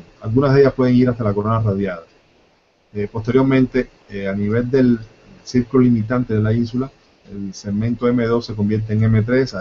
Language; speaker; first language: Spanish; native; Spanish